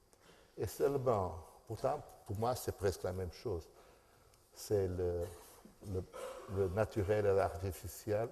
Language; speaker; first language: French; non-native, fluent; Portuguese